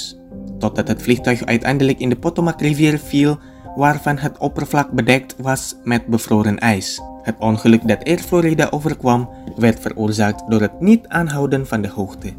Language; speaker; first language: Dutch; non-native, fluent; Indonesian